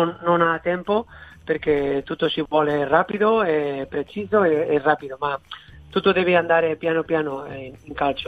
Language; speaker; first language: Italian; non-native, fluent; Spanish